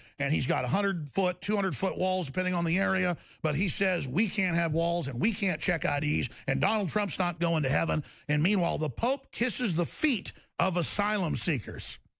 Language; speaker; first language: English; native; English